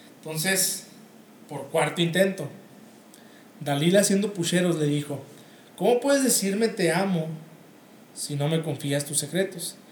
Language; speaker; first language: Spanish; native; Spanish